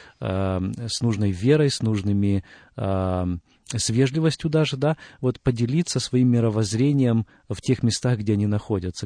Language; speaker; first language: Russian; native; Russian